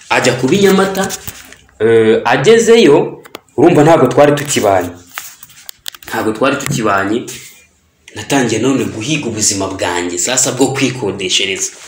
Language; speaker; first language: Kinyarwanda; early bilingual, heritage; Kinyarwanda